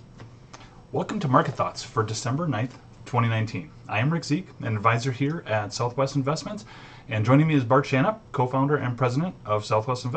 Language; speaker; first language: English; native; English